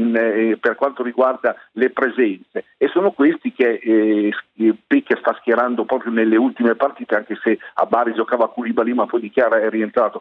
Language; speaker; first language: Italian; native; Italian